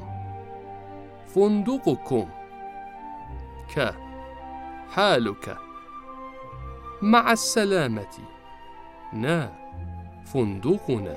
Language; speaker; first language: Arabic; non-native, fluent; Persian